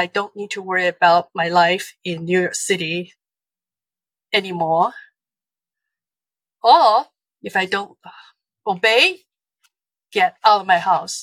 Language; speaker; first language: English; non-native, fluent; Chinese